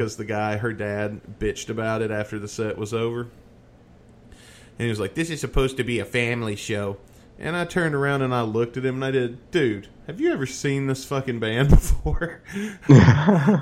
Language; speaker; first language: English; native; English